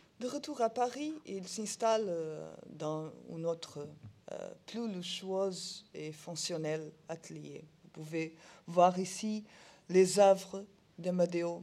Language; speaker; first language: French; non-native, learner; Portuguese